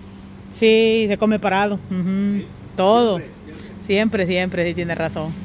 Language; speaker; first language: Spanish; native; Spanish